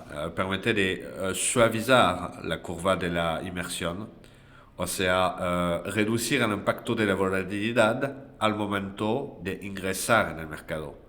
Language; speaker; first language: Spanish; non-native, fluent; French